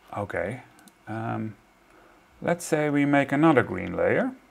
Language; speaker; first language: English; non-native, fluent; Dutch